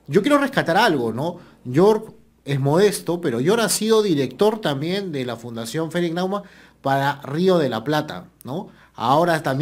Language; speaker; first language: Spanish; native; Spanish